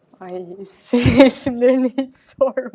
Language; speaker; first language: Turkish; early bilingual, heritage; Turkish